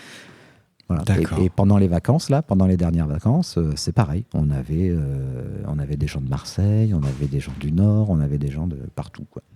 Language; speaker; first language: French; native; French